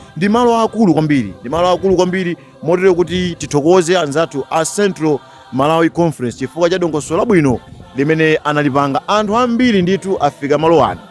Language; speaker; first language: Nyanja; native; Nyanja